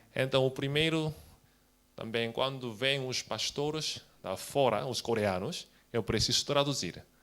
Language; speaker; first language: Portuguese; non-native, fluent; Korean